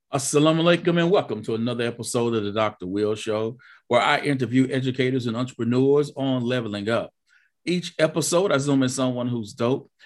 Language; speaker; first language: English; native; English